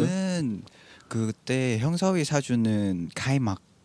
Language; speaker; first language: Korean; non-native, learner; Vietnamese